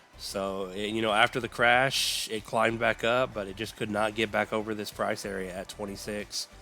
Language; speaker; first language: English; native; English